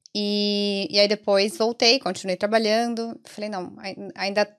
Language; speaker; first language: Portuguese; early bilingual, other home language; Italian